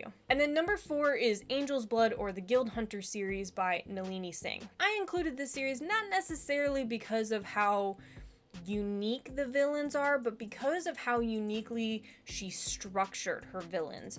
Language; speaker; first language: English; native; English